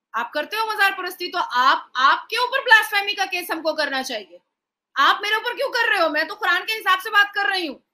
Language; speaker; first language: Hindi; native; Hindi